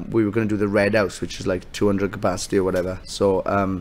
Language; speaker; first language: English; native; English